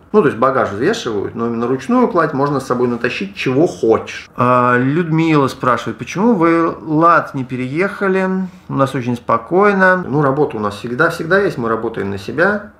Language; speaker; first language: Russian; native; Russian